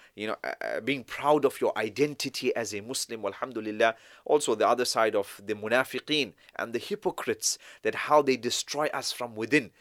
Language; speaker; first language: English; native; English